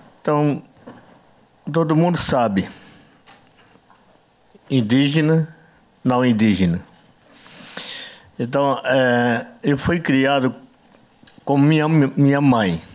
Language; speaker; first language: Portuguese; non-native, learner; Yanomámi